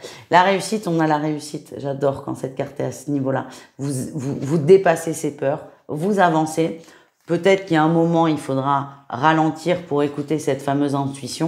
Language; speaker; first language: French; native; French